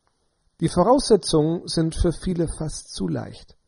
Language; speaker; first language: German; native; German